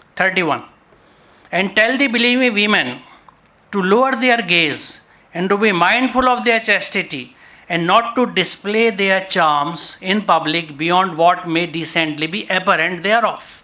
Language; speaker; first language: English; non-native, local second language; Urdu